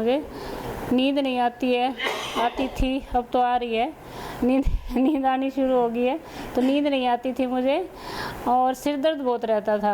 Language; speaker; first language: Hindi; native; Hindi